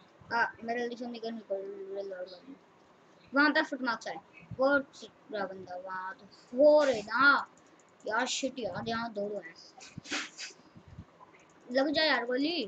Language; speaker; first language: Hindi; native; Hindi